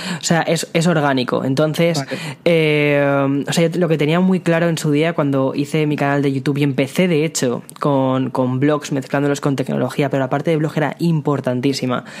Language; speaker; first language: Spanish; native; Spanish